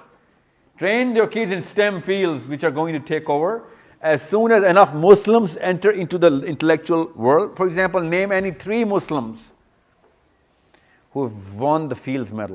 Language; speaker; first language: English; non-native, local second language; Urdu